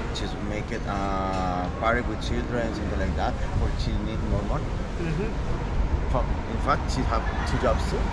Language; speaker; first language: English; non-native, learner; Spanish